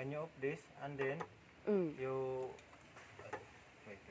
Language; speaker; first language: English; non-native, local second language; Cebuano